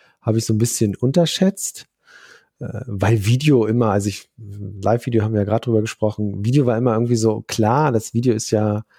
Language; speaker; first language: German; native; German